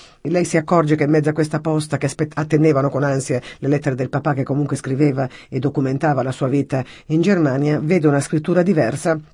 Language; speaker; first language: Italian; native; Italian